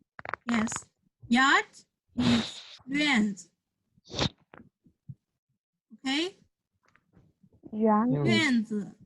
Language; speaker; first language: Chinese; non-native, fluent; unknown